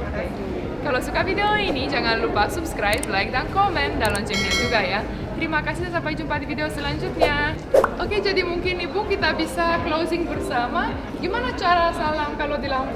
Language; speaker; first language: Indonesian; non-native, fluent; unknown